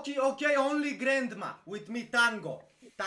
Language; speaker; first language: English; non-native, learner; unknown